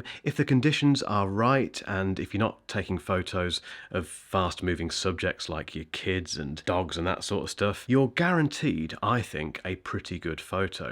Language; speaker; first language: English; native; English